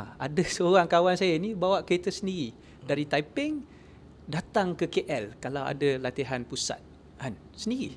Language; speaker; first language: Malay; non-native, local second language; Chinese